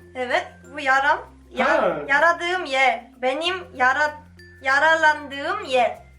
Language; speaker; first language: Turkish; non-native, learner; Korean